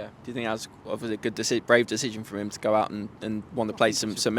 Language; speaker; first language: English; native; English